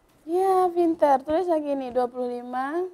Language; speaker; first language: Indonesian; native; Indonesian